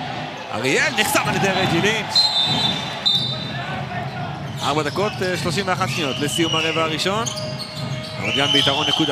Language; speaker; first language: Hebrew; native; Hebrew